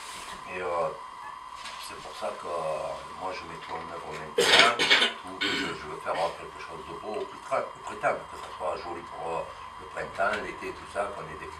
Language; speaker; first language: French; native; French